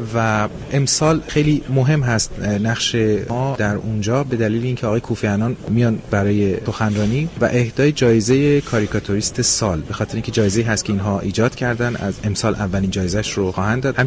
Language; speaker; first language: Persian; native; Persian